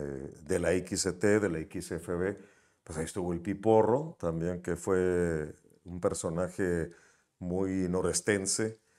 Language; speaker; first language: Spanish; native; Spanish